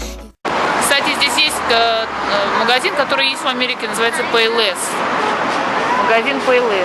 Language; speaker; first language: Russian; native; Russian